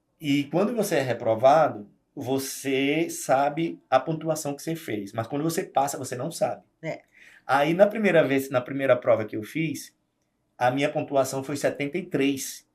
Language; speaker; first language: Portuguese; native; Portuguese